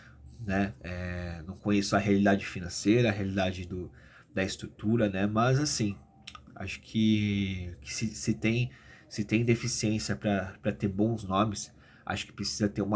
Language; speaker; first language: Portuguese; native; Portuguese